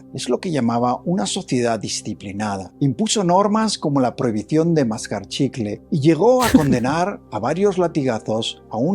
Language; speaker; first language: Spanish; native; Spanish